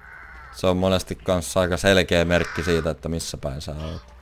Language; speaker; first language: Finnish; native; Finnish